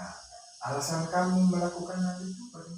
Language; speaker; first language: Indonesian; non-native, local second language; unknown